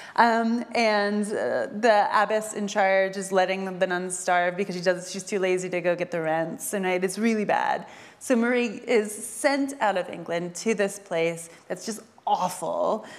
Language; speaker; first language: English; native; English